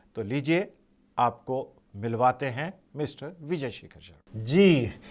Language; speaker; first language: Hindi; native; Hindi